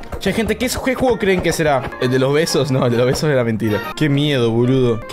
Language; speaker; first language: Spanish; early bilingual, other home language; Chinese